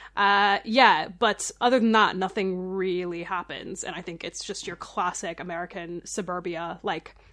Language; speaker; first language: English; native; English